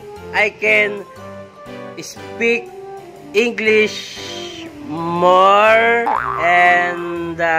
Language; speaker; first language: English; non-native, local second language; Filipino